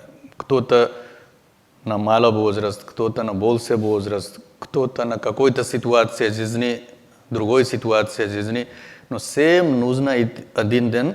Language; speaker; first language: Russian; non-native, learner; Hindi